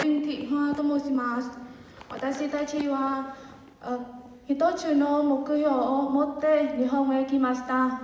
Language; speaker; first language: Japanese; non-native, learner; Vietnamese